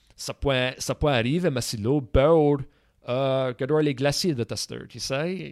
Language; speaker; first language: French; native; French